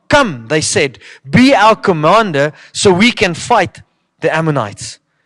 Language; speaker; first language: English; non-native, local second language; Afrikaans